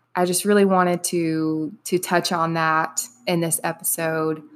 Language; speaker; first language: English; native; English